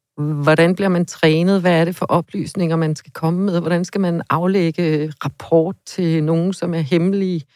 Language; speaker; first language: Danish; native; Danish